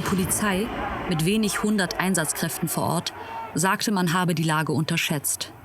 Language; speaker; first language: German; native; German